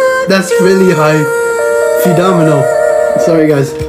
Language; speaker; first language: English; non-native, learner; Thai